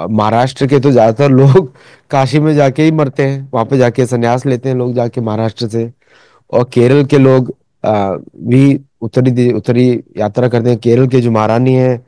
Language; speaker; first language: Hindi; native; Hindi